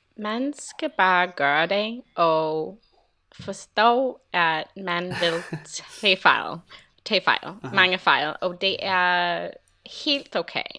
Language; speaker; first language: Danish; non-native, learner; English